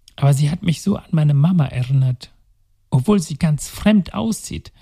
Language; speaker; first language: German; non-native, local second language; Tamil